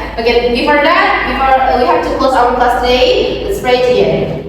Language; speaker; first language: English; non-native, learner; Indonesian